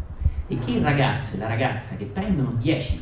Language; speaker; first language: Italian; native; Italian